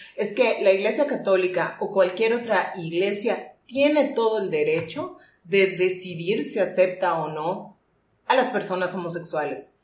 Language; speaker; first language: Spanish; native; Spanish